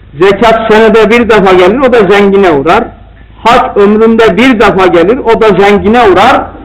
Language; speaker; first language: Turkish; native; Turkish